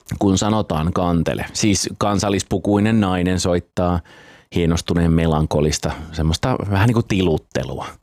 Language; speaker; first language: Finnish; native; Finnish